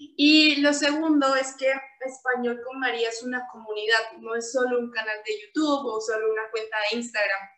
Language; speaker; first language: Spanish; native; Spanish